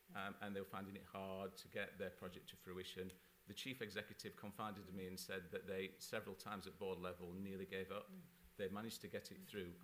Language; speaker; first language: English; native; English